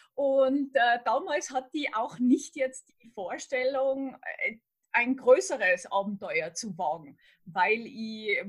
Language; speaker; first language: German; native; German